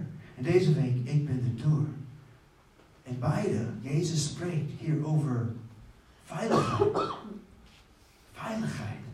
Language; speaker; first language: Dutch; non-native, fluent; English